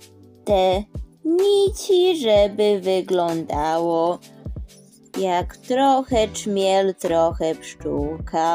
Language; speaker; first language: Polish; early bilingual, heritage; Polish